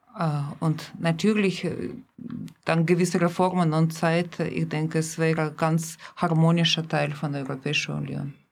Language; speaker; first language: German; non-native, fluent; Russian